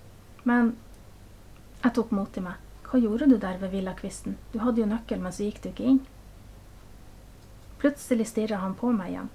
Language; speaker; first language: Norwegian; native; Norwegian